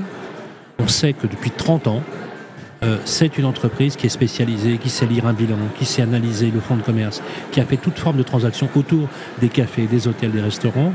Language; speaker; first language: French; native; French